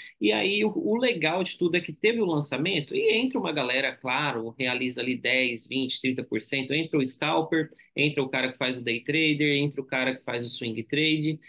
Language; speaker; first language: Portuguese; native; Portuguese